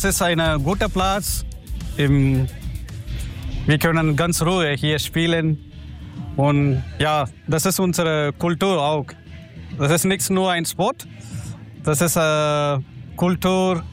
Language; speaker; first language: German; non-native, learner; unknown